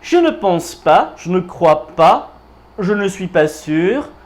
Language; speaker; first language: French; non-native, fluent; Portuguese